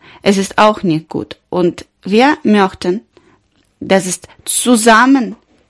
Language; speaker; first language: German; non-native, learner; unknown